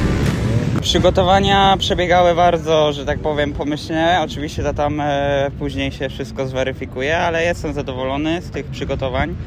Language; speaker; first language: Polish; native; Polish